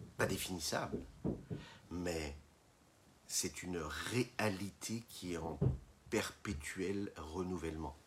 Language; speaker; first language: French; native; French